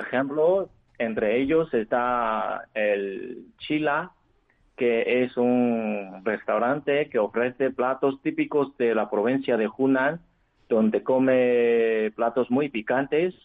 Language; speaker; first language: Spanish; non-native, fluent; Chinese